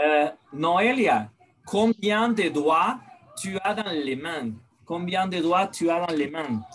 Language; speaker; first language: French; non-native, fluent; Spanish